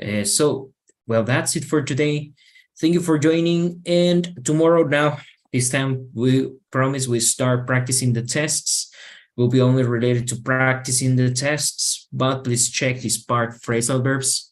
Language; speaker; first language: English; non-native, fluent; Spanish